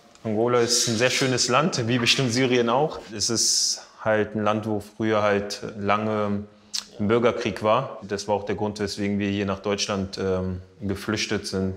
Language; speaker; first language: German; early bilingual, other home language; Portuguese